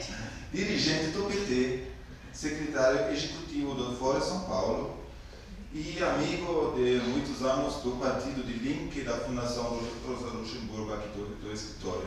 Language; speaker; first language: Portuguese; non-native, fluent; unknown